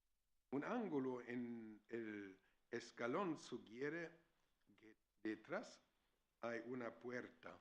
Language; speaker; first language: Spanish; non-native, fluent; German